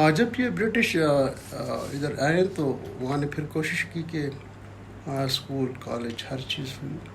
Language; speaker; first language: Urdu; non-native, local second language; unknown